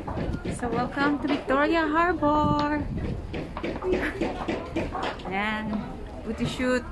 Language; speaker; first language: English; non-native, local second language; Filipino